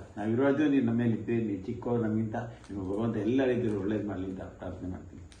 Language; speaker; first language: Kannada; native; Kannada